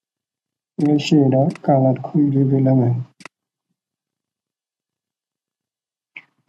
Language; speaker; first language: Burmese; native; Burmese